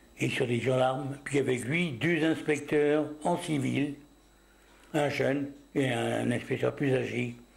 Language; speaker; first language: French; native; French